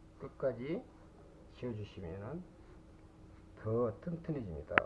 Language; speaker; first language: Korean; native; Korean